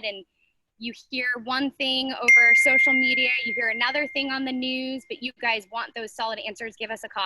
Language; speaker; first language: English; native; English